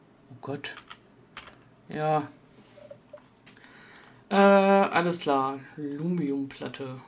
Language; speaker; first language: German; native; German